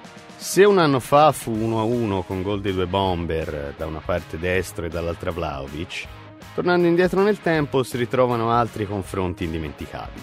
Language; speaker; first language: Italian; native; Italian